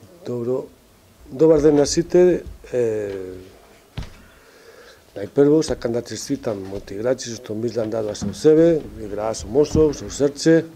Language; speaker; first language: Macedonian; non-native, fluent; Spanish